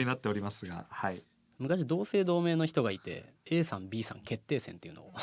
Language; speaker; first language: Japanese; native; Japanese